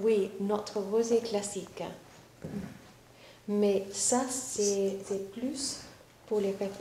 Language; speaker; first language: French; non-native, fluent; English